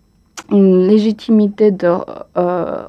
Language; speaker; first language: French; non-native, fluent; Chinese